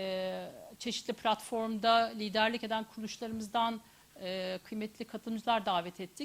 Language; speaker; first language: Turkish; native; Turkish